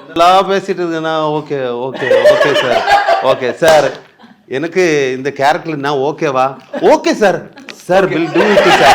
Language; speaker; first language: Tamil; non-native, learner; Malayalam